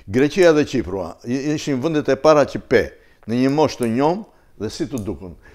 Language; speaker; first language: Albanian; native; Albanian